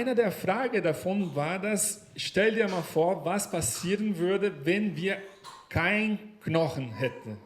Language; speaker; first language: German; non-native, learner; Portuguese